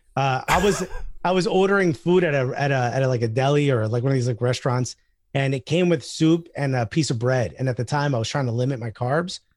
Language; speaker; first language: English; native; English